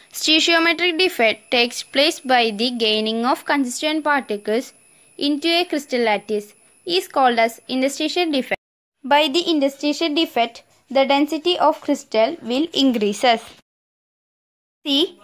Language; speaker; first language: English; non-native, local second language; Malayalam